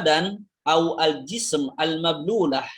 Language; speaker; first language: Arabic; non-native, fluent; Indonesian